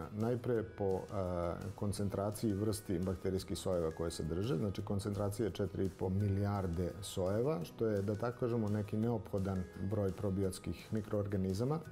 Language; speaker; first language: Serbian; native; Serbian